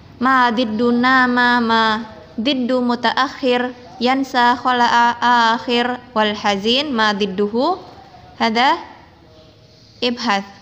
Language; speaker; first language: Arabic; non-native, fluent; Indonesian